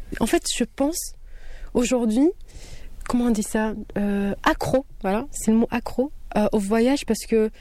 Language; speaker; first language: French; early bilingual, other home language; Kabyle